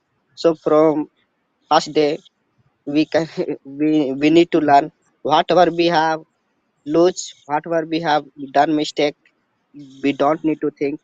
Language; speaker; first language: English; non-native, learner; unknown